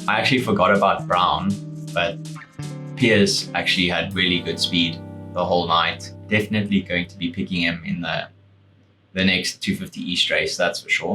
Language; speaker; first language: English; native; English